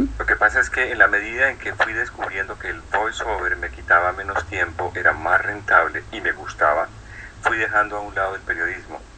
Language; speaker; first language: Spanish; native; Spanish